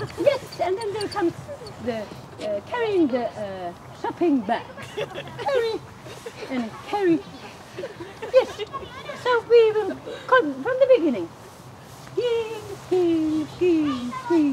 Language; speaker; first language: English; non-native, fluent; Finnish